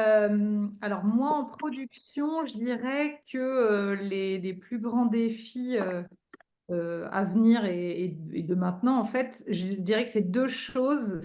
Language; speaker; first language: French; native; French